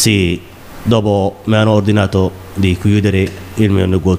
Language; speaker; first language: Italian; non-native, learner; Somali